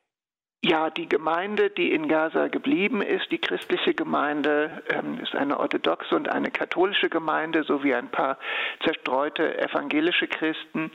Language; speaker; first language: German; native; German